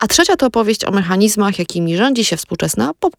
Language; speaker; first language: Polish; native; Polish